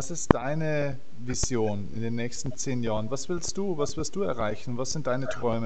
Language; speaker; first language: German; native; German